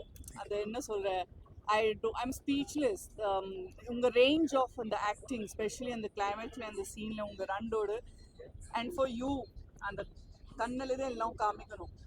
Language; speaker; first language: Tamil; non-native, fluent; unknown